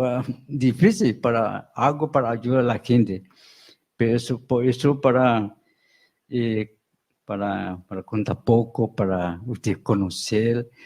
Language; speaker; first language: Spanish; non-native, local second language; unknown